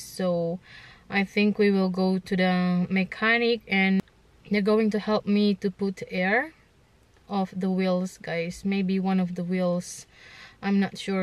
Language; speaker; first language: English; non-native, local second language; Filipino